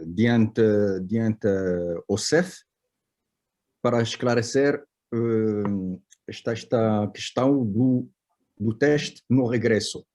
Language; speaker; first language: Portuguese; non-native, fluent; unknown